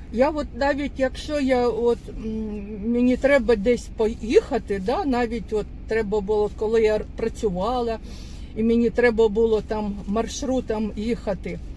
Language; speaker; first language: Ukrainian; non-native, local second language; Russian